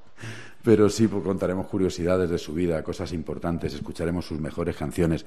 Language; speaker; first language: Spanish; native; Spanish